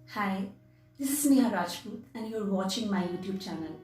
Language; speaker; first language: English; non-native, local second language; Hindi